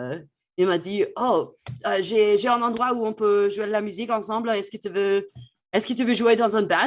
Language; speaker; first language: French; non-native, fluent; English